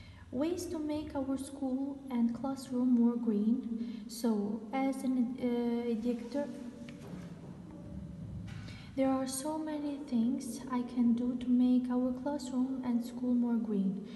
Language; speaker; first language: English; non-native, fluent; Albanian